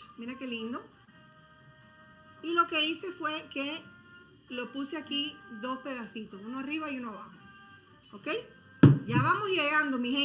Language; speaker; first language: Spanish; early bilingual, heritage; Spanish